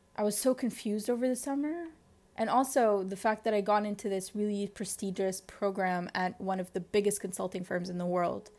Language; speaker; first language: English; non-native, fluent; Arabic